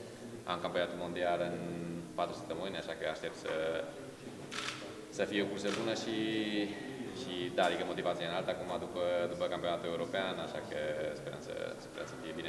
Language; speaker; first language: Romanian; early bilingual, heritage; Romanian